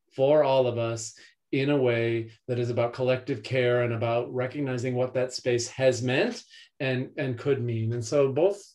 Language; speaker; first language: English; native; English